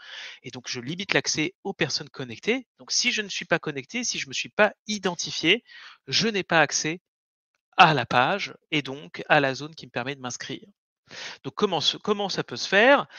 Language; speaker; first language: French; native; French